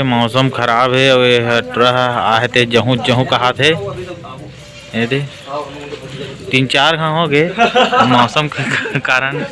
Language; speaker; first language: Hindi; non-native, local second language; Chhattisgarhi